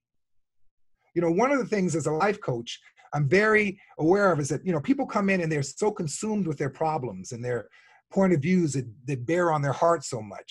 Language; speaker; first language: English; native; English